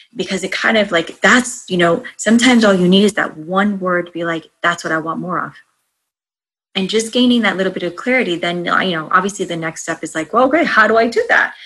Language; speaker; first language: English; native; English